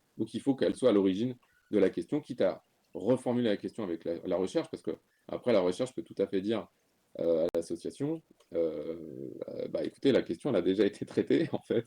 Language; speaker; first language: French; native; French